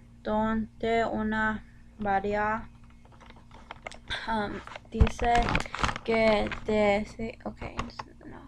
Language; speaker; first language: Spanish; non-native, learner; English